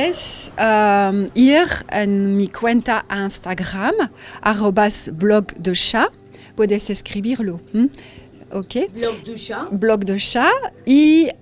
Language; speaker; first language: Spanish; non-native, learner; French